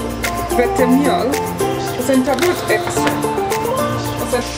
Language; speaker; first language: Swedish; non-native, learner; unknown